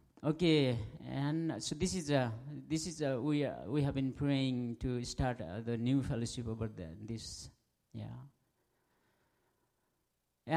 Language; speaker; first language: English; non-native, local second language; Nepali